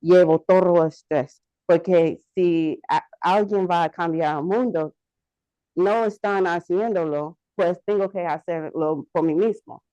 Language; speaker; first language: Spanish; non-native, learner; English